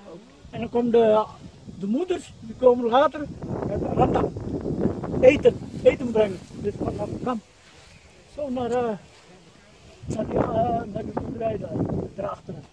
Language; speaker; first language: Dutch; early bilingual, other home language; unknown